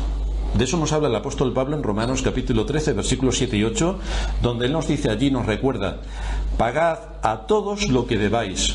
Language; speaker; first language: Spanish; native; Spanish